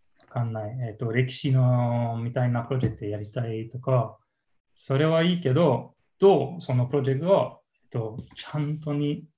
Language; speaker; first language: Japanese; non-native, learner; English